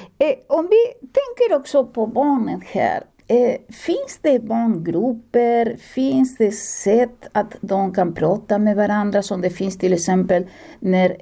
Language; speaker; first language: Swedish; non-native, fluent; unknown